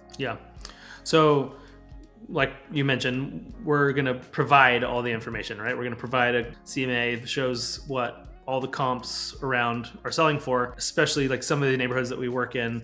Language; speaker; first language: English; native; English